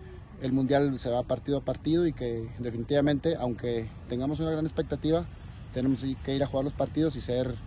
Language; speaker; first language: Spanish; native; Spanish